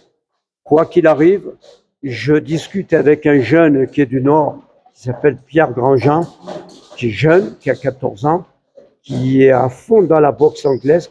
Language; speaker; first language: French; native; French